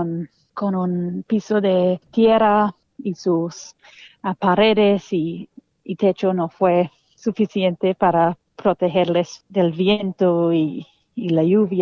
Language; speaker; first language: Spanish; non-native, fluent; English